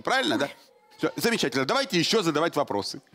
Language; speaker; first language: Russian; native; Russian